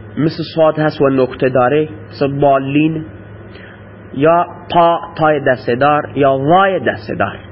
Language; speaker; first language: Persian; non-native, local second language; Baluchi